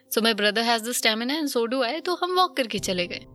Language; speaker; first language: Hindi; native; Hindi